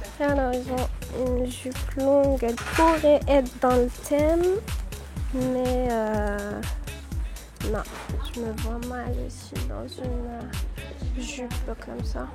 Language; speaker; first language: French; non-native, local second language; Arabic